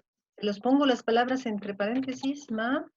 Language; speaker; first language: Spanish; non-native, fluent; French